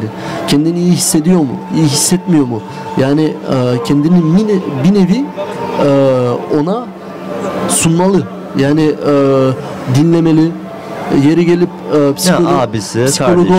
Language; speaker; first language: Turkish; early bilingual, heritage; Turkish